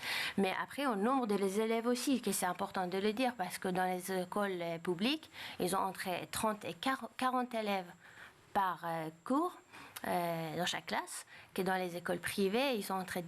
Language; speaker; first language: French; non-native, fluent; Persian